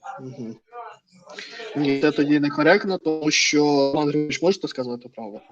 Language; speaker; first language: Ukrainian; non-native, learner; Russian